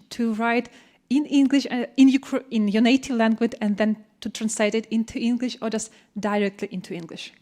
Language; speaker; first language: English; non-native, fluent; Ukrainian